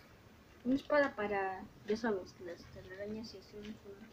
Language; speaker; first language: Spanish; native; Spanish